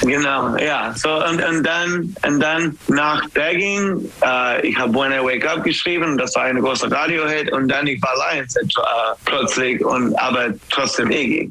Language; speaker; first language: German; non-native, fluent; English